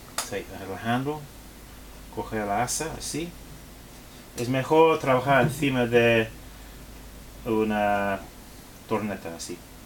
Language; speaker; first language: Spanish; non-native, fluent; English